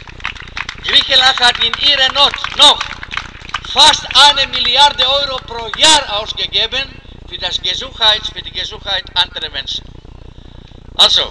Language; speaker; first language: German; non-native, fluent; Greek